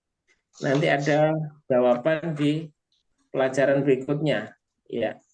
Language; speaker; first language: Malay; non-native, local second language; Javanese